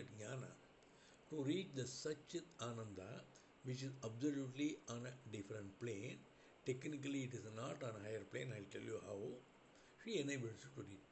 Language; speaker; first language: English; non-native, local second language; Tamil